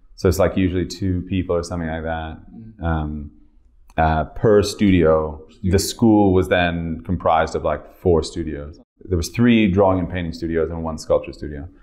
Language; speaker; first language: English; native; English